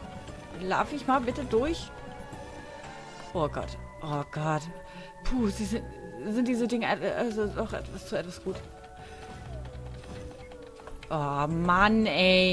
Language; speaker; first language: German; native; German